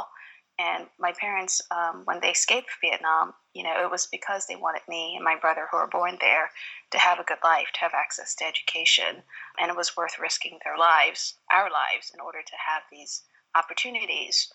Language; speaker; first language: English; native; English